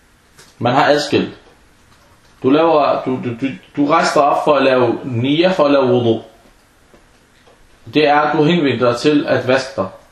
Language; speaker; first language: Danish; non-native, fluent; Arabic